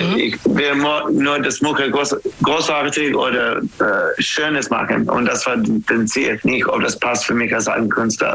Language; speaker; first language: German; non-native, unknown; English